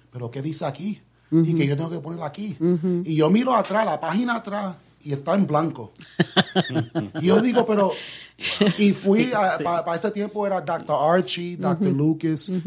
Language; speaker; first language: Spanish; early bilingual, heritage; Spanish